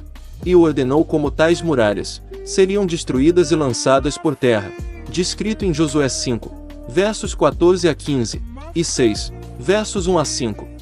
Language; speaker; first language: Portuguese; native; Portuguese